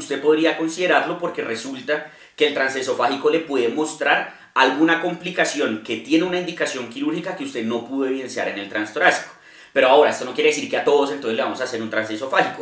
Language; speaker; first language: Spanish; native; Spanish